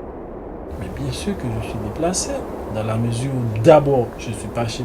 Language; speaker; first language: French; non-native, local second language; Haitian Creole